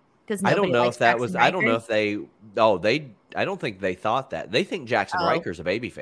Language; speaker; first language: English; native; English